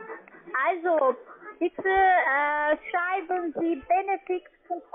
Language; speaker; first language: German; non-native, learner; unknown